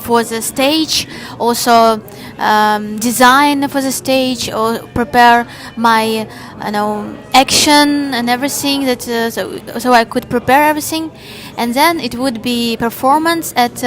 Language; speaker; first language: English; non-native, learner; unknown